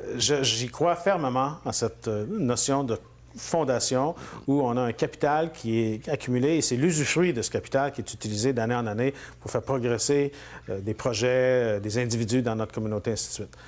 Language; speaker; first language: French; native; French